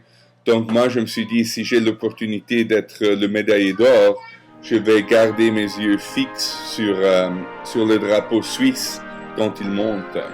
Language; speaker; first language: French; non-native, fluent; German